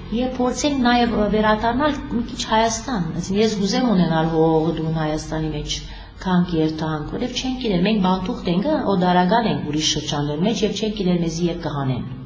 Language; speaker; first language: Armenian; early bilingual, heritage; Armenian